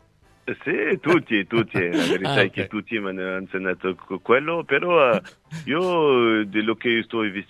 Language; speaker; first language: Italian; non-native, fluent; French